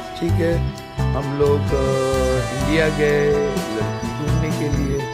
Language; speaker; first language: Urdu; native; Urdu